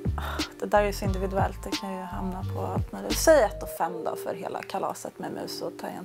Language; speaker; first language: Swedish; native; Swedish